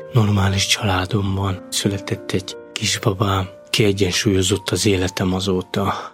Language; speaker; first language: Hungarian; non-native, local second language; Romany